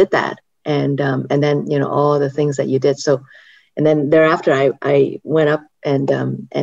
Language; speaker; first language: English; native; English